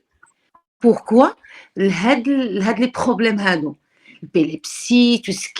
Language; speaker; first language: French; non-native, local second language; Arabic